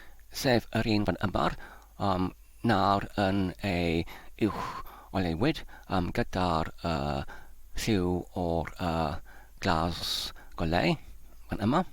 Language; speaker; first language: Welsh; non-native, fluent; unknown